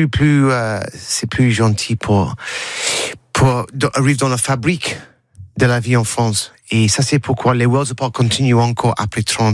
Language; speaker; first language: French; non-native, learner; English